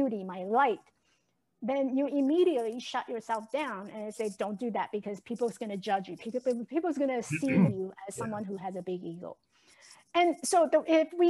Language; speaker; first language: English; non-native, fluent; Chinese